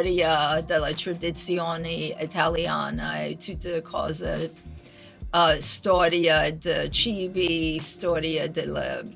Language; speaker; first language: Italian; non-native, learner; English